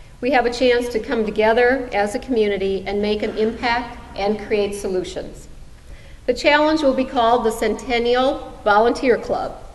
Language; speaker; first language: English; native; English